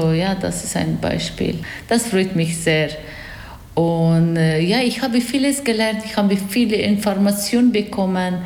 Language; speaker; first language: German; non-native, learner; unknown